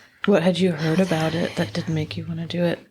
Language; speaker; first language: English; native; English